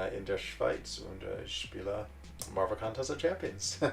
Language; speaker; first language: German; non-native, learner; English